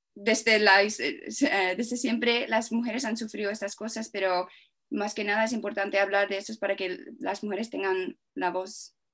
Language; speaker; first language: Spanish; non-native, fluent; English